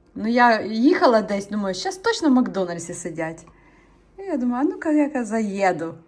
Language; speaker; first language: Ukrainian; native; Ukrainian